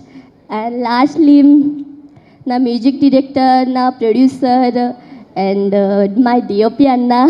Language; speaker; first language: Telugu; early bilingual, heritage; Telugu